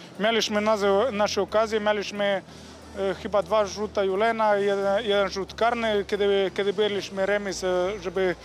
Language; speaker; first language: Polish; non-native, learner; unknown